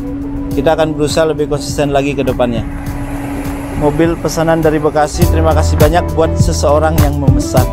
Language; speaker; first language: Indonesian; native; Indonesian